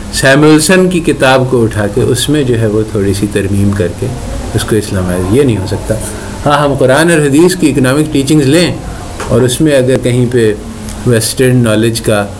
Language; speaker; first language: Urdu; native; Urdu